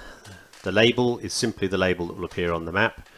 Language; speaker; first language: English; native; English